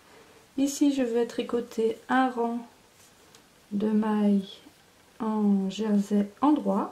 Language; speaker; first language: French; native; French